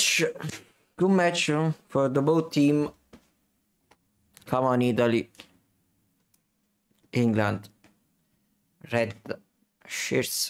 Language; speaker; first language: English; non-native, learner; Italian